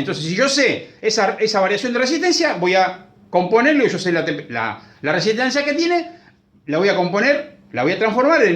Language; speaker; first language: Spanish; native; Spanish